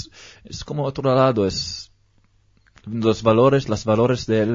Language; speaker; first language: Spanish; non-native, learner; Hebrew